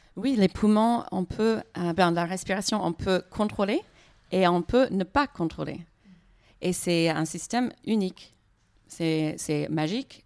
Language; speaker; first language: French; non-native, fluent; English